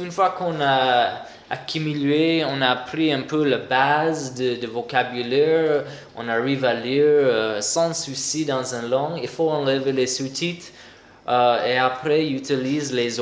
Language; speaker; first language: French; non-native, fluent; English